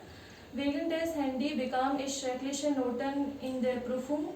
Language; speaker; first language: German; non-native, learner; Hindi